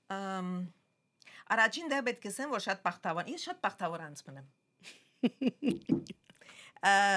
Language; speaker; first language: Armenian; early bilingual, heritage; Armenian